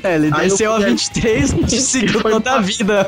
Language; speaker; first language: Portuguese; native; Portuguese